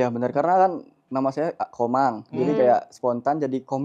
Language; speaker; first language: Indonesian; native; Indonesian